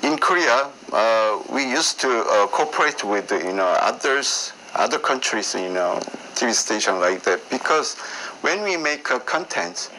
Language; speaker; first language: English; non-native, learner; Korean